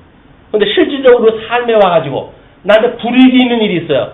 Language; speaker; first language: Korean; native; Korean